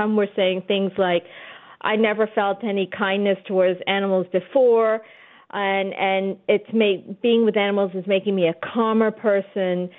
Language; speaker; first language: English; early bilingual, other home language; Urdu